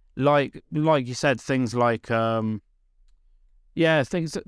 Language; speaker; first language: English; native; English